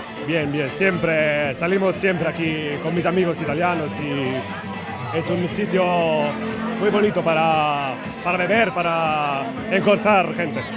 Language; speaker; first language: Spanish; non-native, fluent; Italian